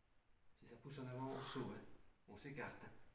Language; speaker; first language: French; native; French